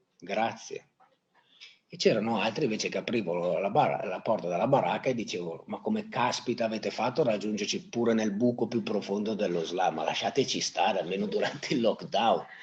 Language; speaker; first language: Italian; native; Italian